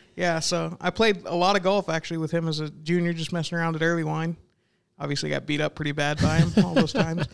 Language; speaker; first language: English; native; English